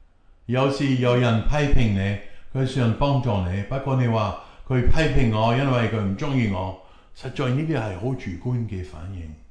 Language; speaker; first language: Chinese; non-native, fluent; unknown